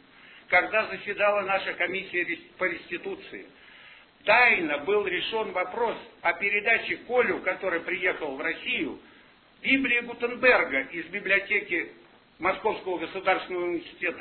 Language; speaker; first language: Russian; native; Russian